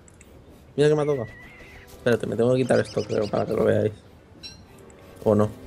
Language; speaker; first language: Spanish; native; Spanish